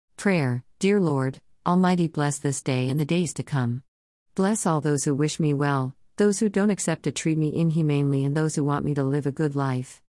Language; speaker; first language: English; non-native, local second language; Tamil